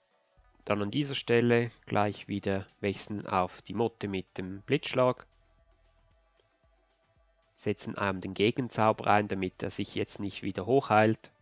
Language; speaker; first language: German; native; German